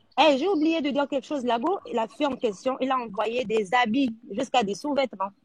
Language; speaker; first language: French; non-native, local second language; Arabic